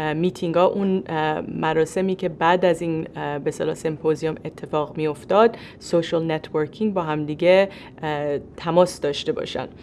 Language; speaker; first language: Persian; native; Persian